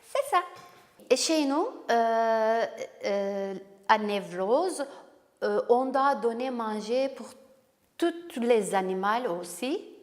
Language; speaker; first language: French; non-native, learner; Kurdish